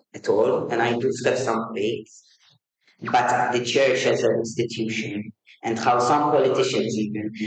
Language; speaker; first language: English; non-native, fluent; Maltese